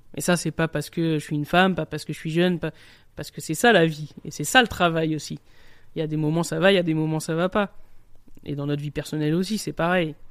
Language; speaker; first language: French; native; French